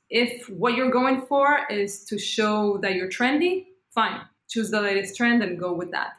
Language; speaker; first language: English; non-native, fluent; Hebrew